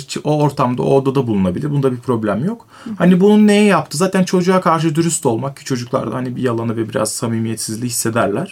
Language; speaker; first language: Turkish; native; Turkish